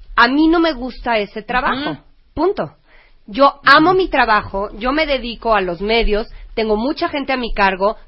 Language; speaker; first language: Spanish; native; Spanish